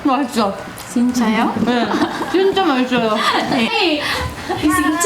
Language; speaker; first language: Korean; non-native, learner; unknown